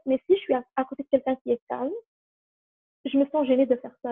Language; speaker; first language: French; early bilingual, heritage; French